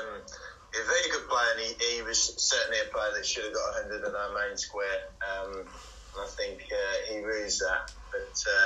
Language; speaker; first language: English; native; English